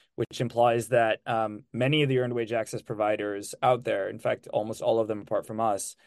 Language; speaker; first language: English; non-native, fluent; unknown